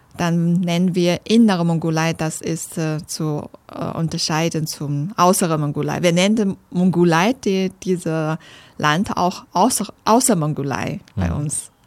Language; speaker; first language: German; non-native, fluent; Chinese